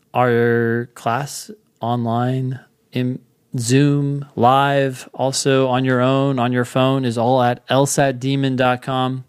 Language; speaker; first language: English; native; English